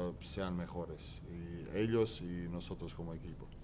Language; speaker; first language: Spanish; non-native, fluent; Croatian